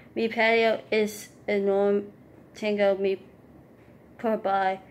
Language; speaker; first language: English; native; English